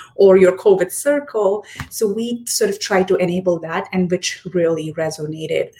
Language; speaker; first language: English; non-native, local second language; Hindi